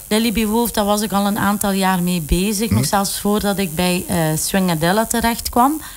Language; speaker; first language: Dutch; early bilingual, other home language; Italian